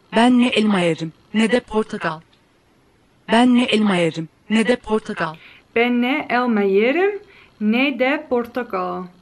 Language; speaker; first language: English; non-native, fluent; Dutch